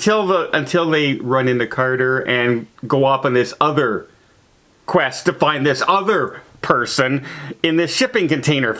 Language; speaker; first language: English; native; English